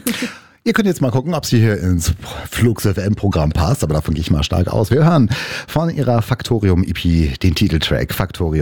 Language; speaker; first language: German; native; German